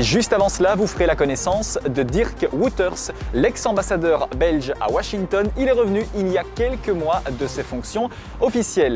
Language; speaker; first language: French; native; French